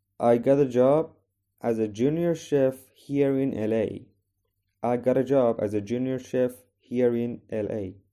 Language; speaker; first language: English; non-native, fluent; Persian